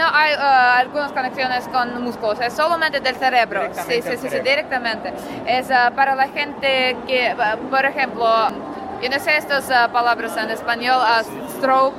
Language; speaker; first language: Spanish; non-native, learner; Russian